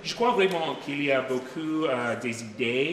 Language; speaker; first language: French; non-native, local second language; English